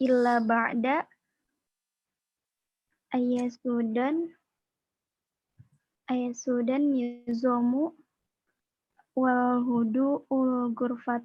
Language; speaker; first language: Arabic; non-native, learner; Indonesian